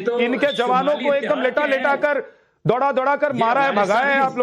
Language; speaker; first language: Hindi; native; Hindi